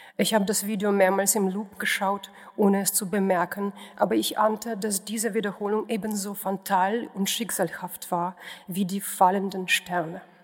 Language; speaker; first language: German; non-native, fluent; Russian